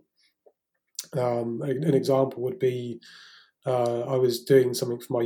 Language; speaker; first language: English; native; English